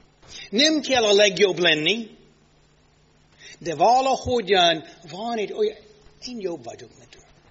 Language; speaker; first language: Hungarian; non-native, fluent; English